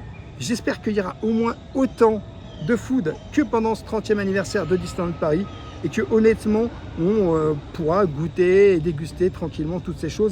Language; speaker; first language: French; native; French